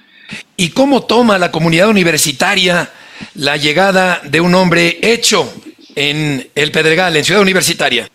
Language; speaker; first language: Spanish; native; Spanish